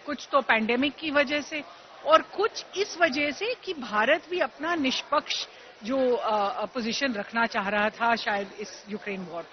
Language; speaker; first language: Hindi; native; Hindi